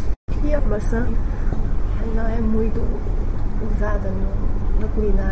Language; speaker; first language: Portuguese; non-native, fluent; Chinese